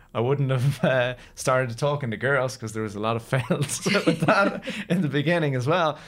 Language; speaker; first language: English; native; English